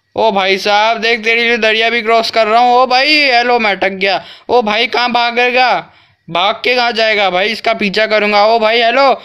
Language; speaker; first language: Hindi; native; Hindi